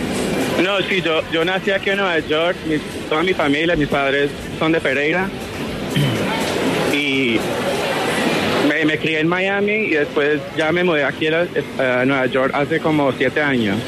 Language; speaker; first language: Spanish; early bilingual, heritage; Spanish